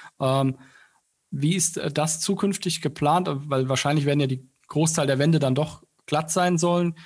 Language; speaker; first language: German; native; German